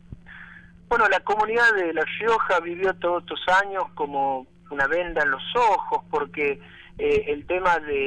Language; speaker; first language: Spanish; native; Spanish